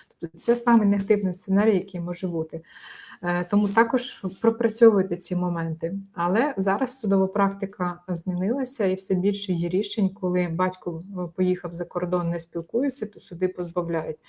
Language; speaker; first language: Ukrainian; native; Ukrainian